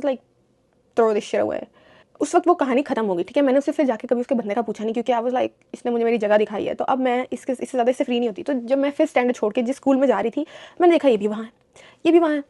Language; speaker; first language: Urdu; native; Urdu